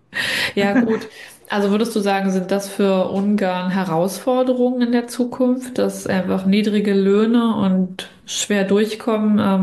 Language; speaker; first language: German; native; German